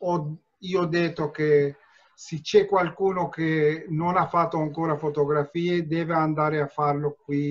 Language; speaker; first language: Italian; non-native, fluent; Turkish